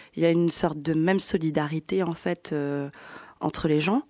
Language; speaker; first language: French; early bilingual, other home language; Arabic